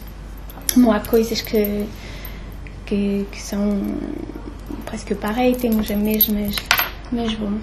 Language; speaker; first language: Portuguese; early bilingual, heritage; French